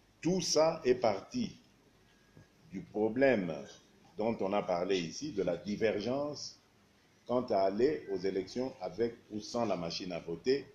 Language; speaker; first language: French; non-native, local second language; Luba-Lulua